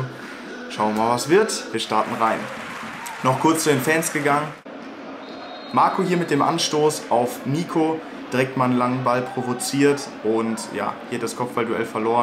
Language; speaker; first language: German; native; German